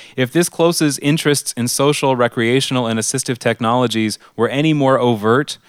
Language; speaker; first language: English; native; English